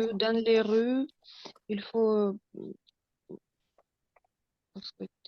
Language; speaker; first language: French; non-native, learner; Russian